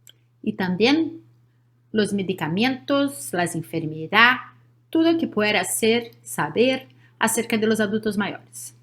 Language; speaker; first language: Spanish; non-native, learner; Portuguese